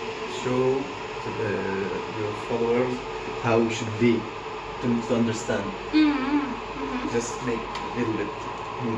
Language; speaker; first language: English; non-native, learner; Turkish